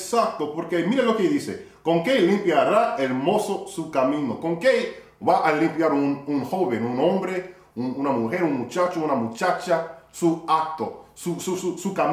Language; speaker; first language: Spanish; non-native, fluent; English